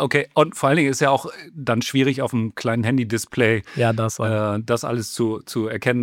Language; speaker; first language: German; native; German